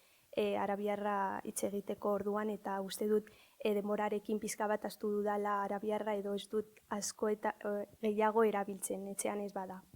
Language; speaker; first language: Basque; early bilingual, other home language; Arabic